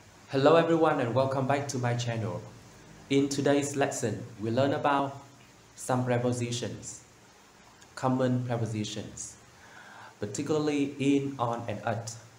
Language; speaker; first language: English; non-native, fluent; Vietnamese